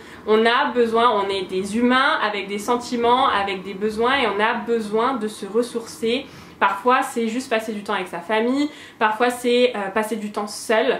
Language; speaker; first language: French; native; French